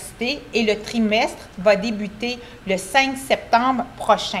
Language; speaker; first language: French; native; French